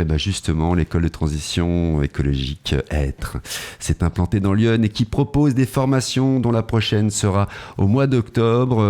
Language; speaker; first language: French; native; French